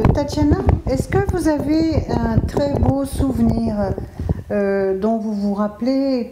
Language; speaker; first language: French; native; French